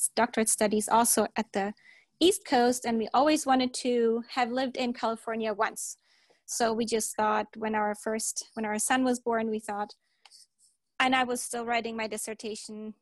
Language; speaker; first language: English; early bilingual, heritage; German